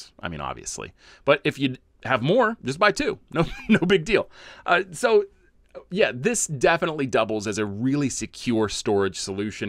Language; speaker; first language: English; native; English